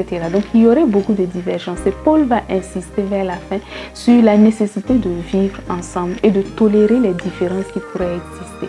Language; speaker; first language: French; native; French